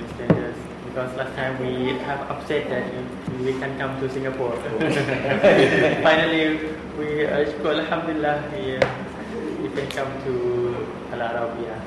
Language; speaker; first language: English; non-native, learner; Thai